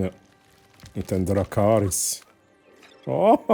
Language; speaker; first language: German; native; German